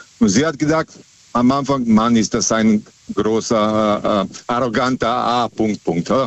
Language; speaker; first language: German; non-native, fluent; Serbian